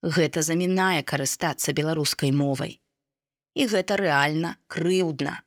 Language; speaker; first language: Belarusian; non-native, local second language; Russian